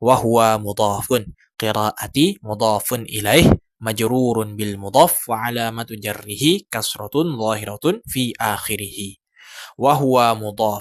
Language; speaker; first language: Arabic; non-native, fluent; Indonesian